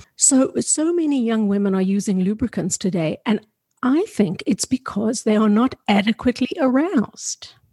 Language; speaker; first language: English; native; English